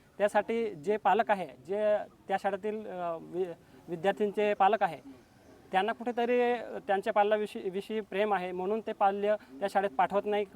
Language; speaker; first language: Marathi; non-native, local second language; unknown